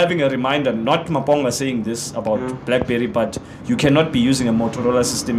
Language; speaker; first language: English; non-native, local second language; Xhosa